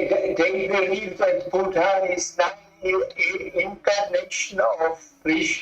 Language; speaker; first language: English; non-native, learner; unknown